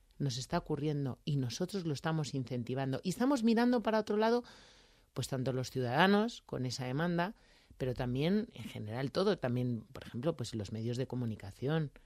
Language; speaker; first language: Spanish; native; Spanish